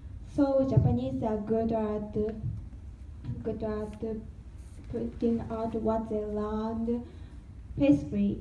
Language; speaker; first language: English; non-native, learner; Japanese